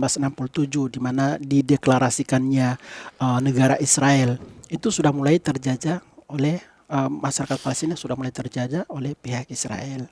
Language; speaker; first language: Indonesian; non-native, fluent; Arabic